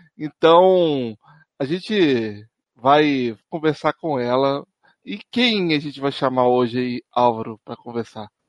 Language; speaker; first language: Portuguese; native; Portuguese